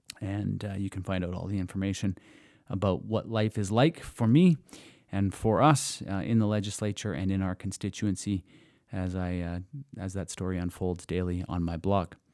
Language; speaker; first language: English; native; English